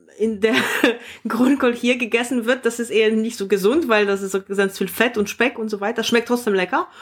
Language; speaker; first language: German; non-native, fluent; Polish